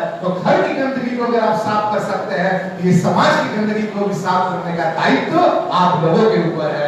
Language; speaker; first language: Hindi; native; Hindi